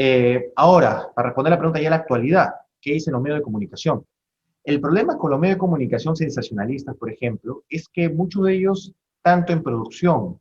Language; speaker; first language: Spanish; native; Spanish